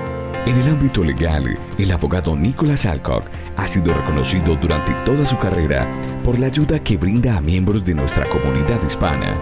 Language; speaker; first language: Spanish; native; Spanish